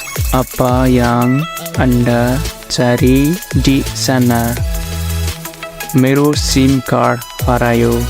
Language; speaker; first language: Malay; non-native, fluent; Nepali